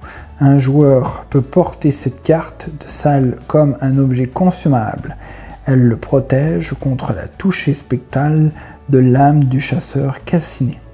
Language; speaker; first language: French; native; French